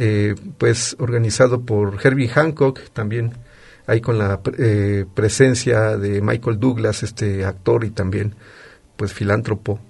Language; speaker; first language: Spanish; native; Spanish